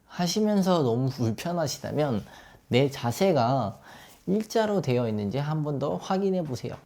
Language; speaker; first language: Korean; native; Korean